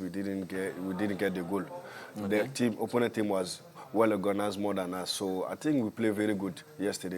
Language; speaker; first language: English; non-native, learner; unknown